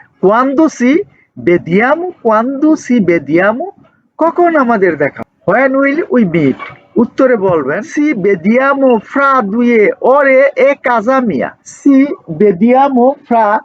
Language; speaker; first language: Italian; non-native, learner; Bangla